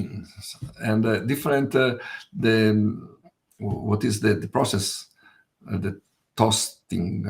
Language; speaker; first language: English; non-native, fluent; Italian